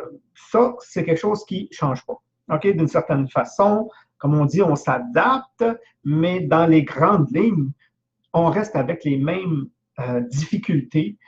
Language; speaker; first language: French; native; French